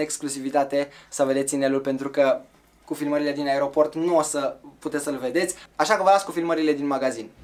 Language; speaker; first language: Romanian; native; Romanian